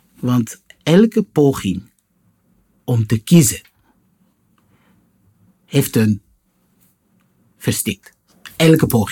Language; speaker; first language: Dutch; non-native, fluent; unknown